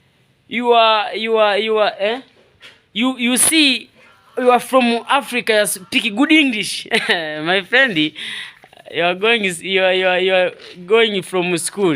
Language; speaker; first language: English; non-native, learner; Swahili